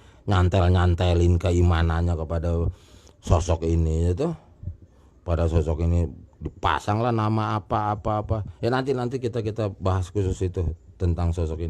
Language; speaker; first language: Indonesian; native; Indonesian